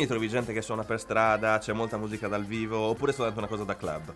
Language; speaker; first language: Italian; native; Italian